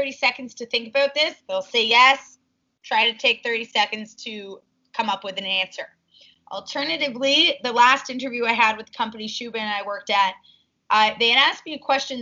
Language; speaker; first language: English; native; English